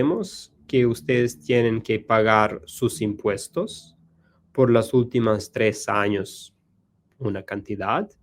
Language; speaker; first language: Spanish; non-native, learner; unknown